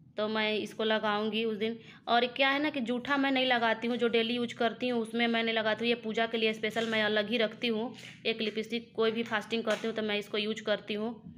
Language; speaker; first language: Hindi; native; Hindi